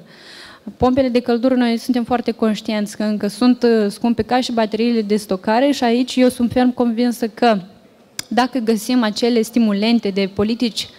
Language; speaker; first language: Romanian; native; Romanian